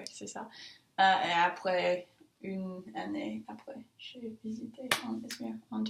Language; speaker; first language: French; non-native, learner; English